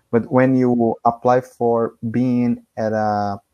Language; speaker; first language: English; non-native, fluent; Portuguese